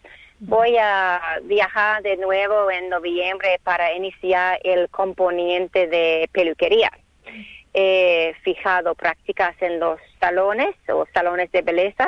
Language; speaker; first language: Spanish; non-native, learner; English